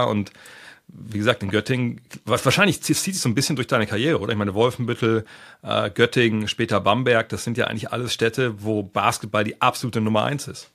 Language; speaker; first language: German; native; German